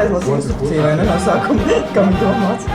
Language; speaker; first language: Latvian; native; Latvian